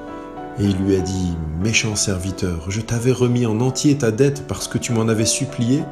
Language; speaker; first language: French; native; French